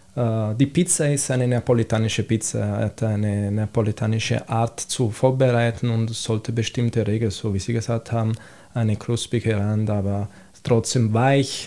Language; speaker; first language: German; non-native, fluent; Italian